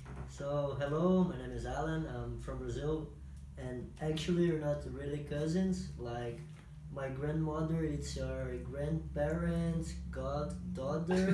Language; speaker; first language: English; non-native, fluent; Portuguese